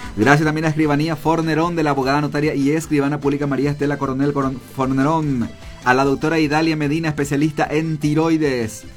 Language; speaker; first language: Spanish; non-native, local second language; Guarani